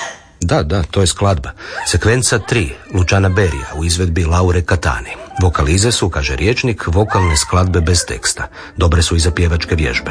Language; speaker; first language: Serbian; native; Serbian